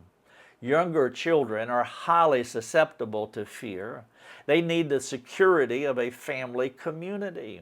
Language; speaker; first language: English; native; English